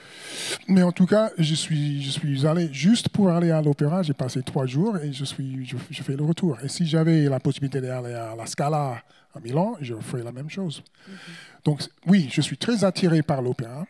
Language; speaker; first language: French; non-native, fluent; English